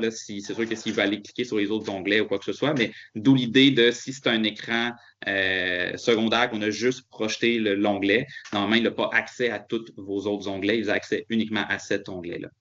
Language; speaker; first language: French; native; French